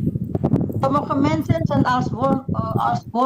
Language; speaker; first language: Dutch; non-native, fluent; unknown